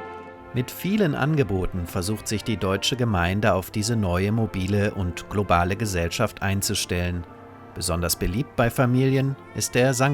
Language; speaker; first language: German; native; German